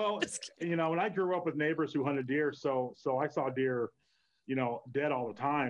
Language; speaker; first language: English; native; English